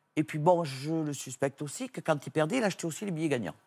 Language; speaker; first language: French; native; French